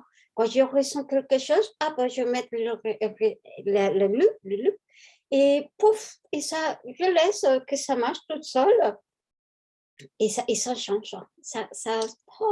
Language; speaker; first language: French; non-native, fluent; Spanish